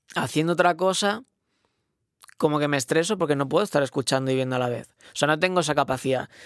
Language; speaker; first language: Spanish; non-native, local second language; Catalan